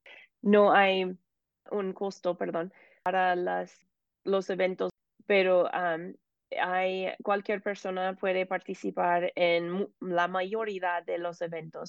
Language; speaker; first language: Spanish; non-native, fluent; English